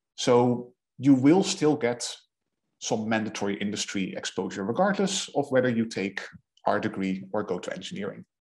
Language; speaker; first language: English; non-native, fluent; Dutch